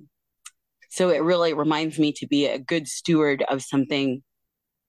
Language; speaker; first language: English; native; English